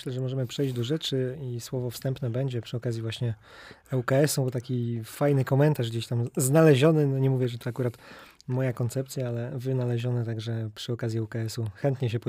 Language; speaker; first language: Polish; native; Polish